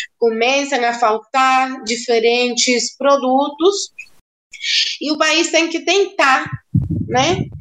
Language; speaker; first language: Portuguese; non-native, fluent; Spanish